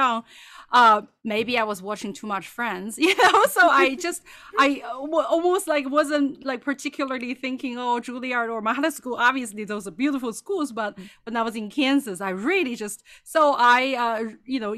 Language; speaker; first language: English; non-native, fluent; Chinese